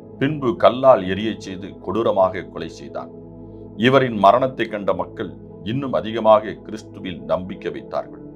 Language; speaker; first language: Tamil; native; Tamil